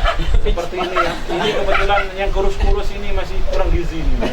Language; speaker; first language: Indonesian; non-native, local second language; Sasak